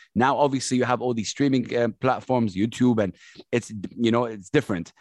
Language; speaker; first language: English; non-native, fluent; Arabic